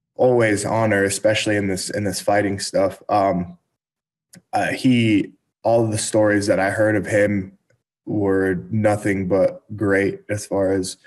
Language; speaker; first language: English; native; English